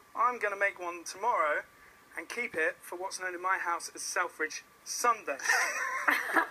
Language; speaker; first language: English; native; English